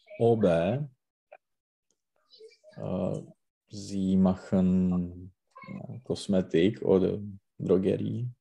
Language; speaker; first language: German; non-native, learner; Czech